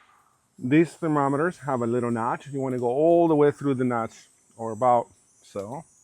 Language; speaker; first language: English; early bilingual, other home language; Spanish